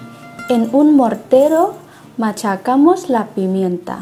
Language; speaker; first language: Spanish; non-native, fluent; Thai